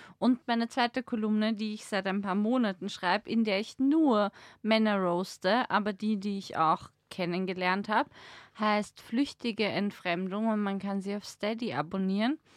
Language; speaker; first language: German; native; German